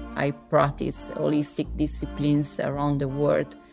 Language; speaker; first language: English; non-native, fluent; Italian